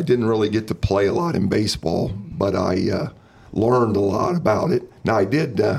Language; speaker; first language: English; native; English